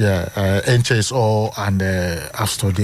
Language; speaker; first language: Dutch; non-native, learner; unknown